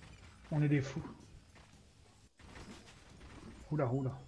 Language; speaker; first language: French; native; French